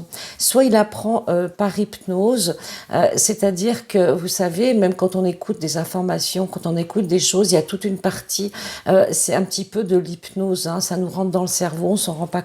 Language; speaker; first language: French; native; French